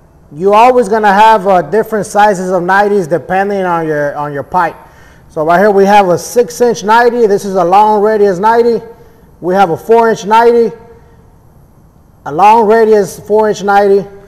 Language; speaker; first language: English; early bilingual, other home language; Spanish